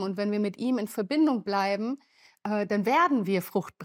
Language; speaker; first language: German; native; German